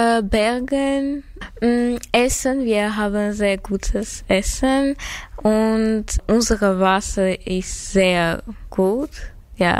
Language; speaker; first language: German; non-native, learner; Armenian